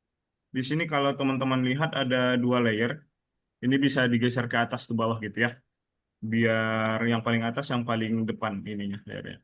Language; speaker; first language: Indonesian; native; Indonesian